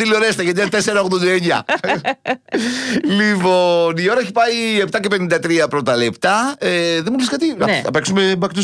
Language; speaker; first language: Greek; native; Greek